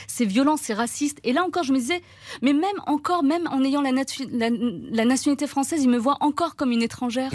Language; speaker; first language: French; early bilingual, other home language; Turkish